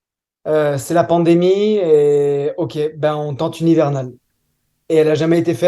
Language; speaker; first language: French; native; French